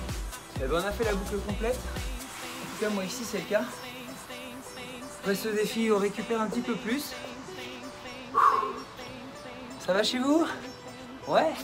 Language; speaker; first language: French; native; French